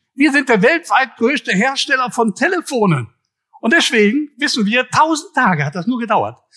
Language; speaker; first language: German; native; German